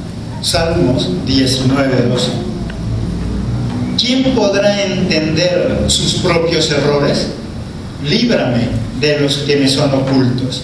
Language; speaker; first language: Spanish; native; Spanish